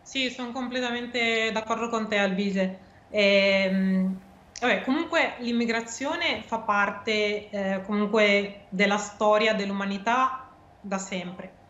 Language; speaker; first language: Italian; native; Italian